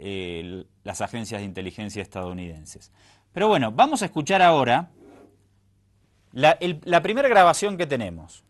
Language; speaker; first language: Spanish; native; Spanish